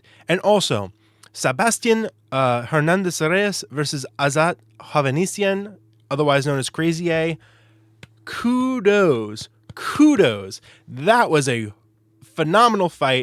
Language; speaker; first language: English; native; English